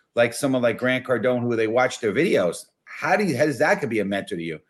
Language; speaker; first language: English; native; English